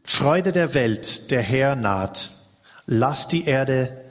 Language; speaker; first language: German; non-native, learner; English